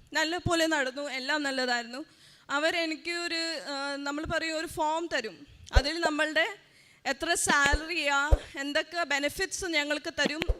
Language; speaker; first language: Malayalam; early bilingual, heritage; Malayalam